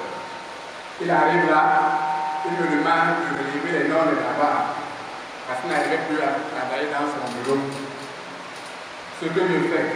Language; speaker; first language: French; non-native, local second language; Basaa